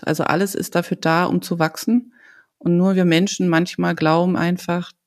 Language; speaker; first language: German; native; German